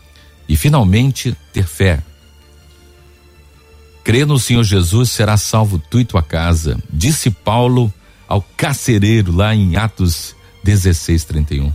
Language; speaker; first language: Portuguese; native; Portuguese